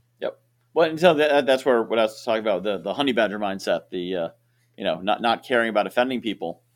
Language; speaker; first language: English; native; English